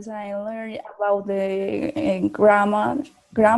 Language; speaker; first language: English; non-native, learner; Spanish